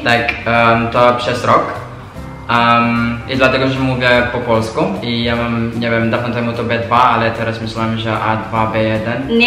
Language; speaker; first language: Polish; non-native, learner; Indonesian